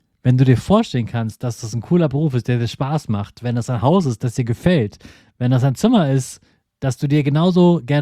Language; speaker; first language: German; native; German